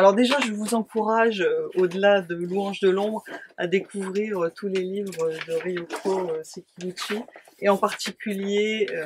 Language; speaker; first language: French; native; French